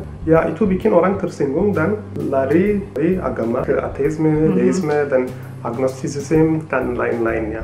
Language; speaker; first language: Indonesian; non-native, fluent; Turkish